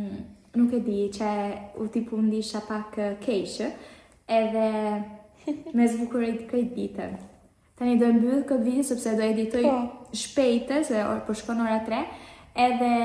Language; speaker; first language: Albanian; early bilingual, heritage; Albanian